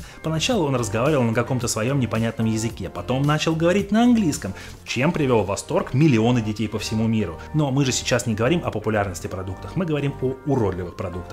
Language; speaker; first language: Russian; native; Russian